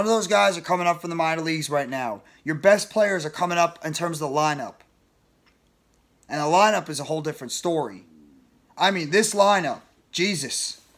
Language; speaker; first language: English; native; English